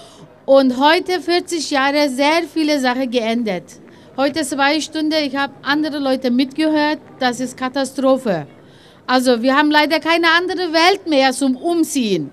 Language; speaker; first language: German; early bilingual, other home language; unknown